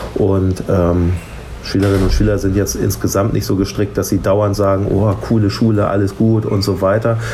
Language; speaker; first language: German; native; German